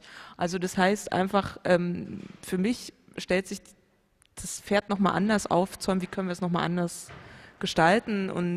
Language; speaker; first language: German; native; German